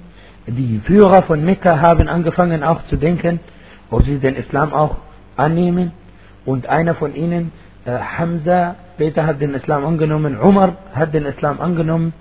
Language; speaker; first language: German; non-native, fluent; Arabic